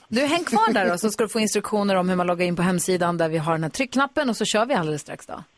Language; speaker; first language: Swedish; native; Swedish